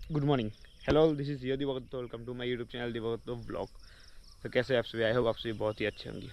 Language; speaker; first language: Hindi; non-native, local second language; Bangla